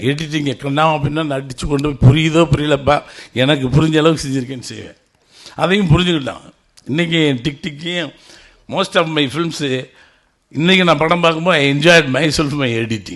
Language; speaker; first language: Tamil; native; Tamil